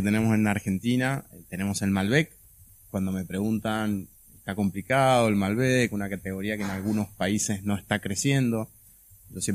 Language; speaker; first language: Spanish; native; Spanish